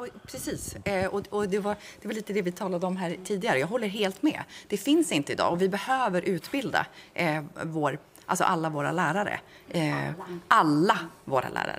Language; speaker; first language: Swedish; native; Swedish